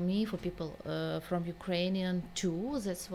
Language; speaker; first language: English; non-native, learner; Ukrainian